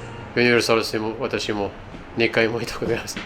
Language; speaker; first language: Japanese; non-native, learner; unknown